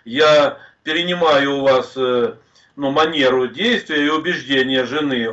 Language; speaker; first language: Russian; native; Russian